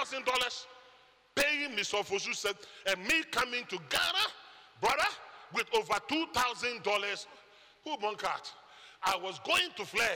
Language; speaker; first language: English; non-native, local second language; Akan